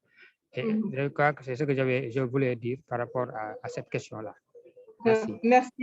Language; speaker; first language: French; non-native, local second language; Wolof